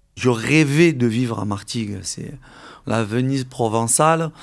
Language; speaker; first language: French; non-native, local second language; Arabic